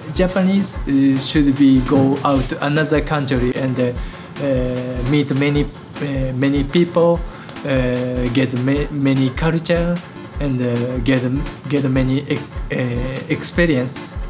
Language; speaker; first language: English; non-native, learner; Japanese